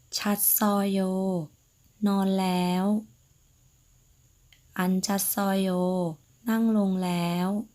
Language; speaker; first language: Thai; native; Thai